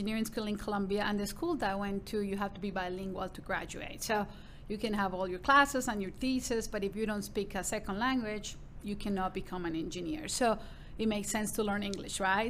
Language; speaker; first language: English; non-native, fluent; Spanish